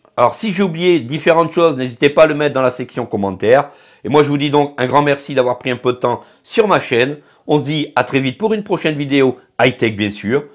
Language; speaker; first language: French; native; French